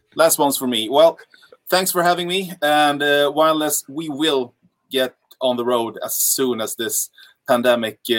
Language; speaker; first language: English; non-native, fluent; Swedish